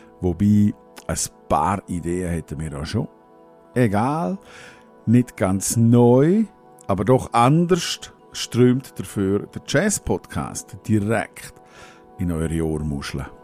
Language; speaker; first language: German; native; German